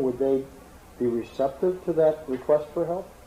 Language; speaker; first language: English; native; English